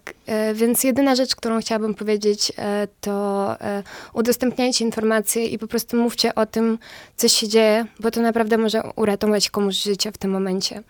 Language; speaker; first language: Polish; non-native, fluent; Ukrainian